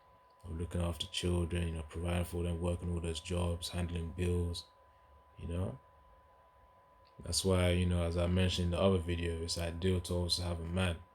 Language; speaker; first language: English; native; English